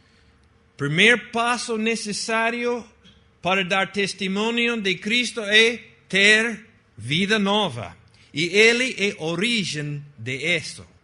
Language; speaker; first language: Portuguese; non-native, fluent; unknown